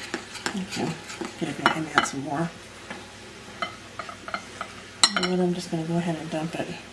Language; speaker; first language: English; native; English